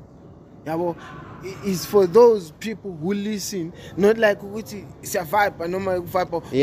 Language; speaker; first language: English; non-native, local second language; North Ndebele